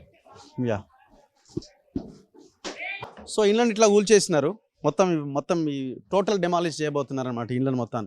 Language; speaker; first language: Telugu; native; Telugu